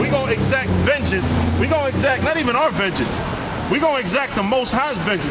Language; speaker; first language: English; early bilingual, other home language; Spanish